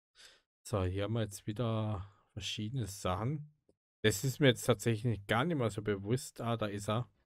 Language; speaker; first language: German; native; German